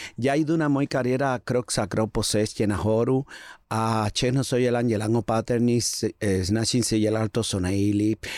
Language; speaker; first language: Czech; non-native, learner; Spanish